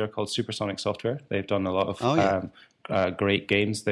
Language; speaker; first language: English; native; English